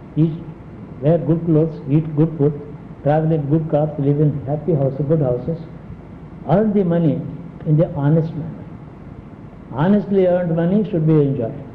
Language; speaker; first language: English; non-native, local second language; Telugu